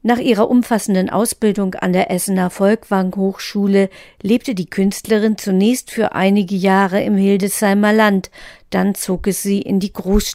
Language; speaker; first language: German; native; German